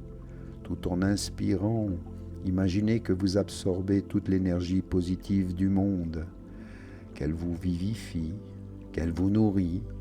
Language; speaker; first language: French; native; French